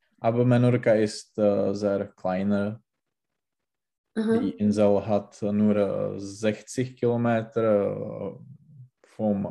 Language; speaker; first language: German; non-native, learner; Czech